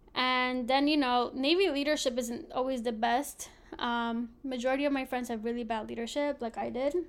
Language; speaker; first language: English; native; English